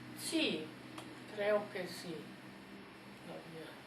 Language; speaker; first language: Spanish; non-native, fluent; German